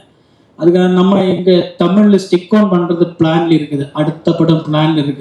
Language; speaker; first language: Tamil; non-native, learner; Malayalam